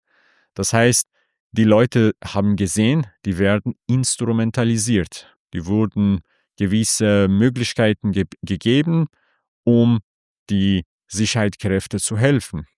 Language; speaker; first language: German; non-native, fluent; Persian